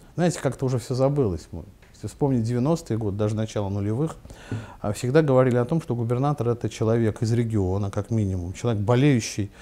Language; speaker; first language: Russian; native; Russian